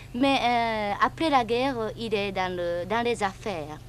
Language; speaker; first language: French; non-native, fluent; Japanese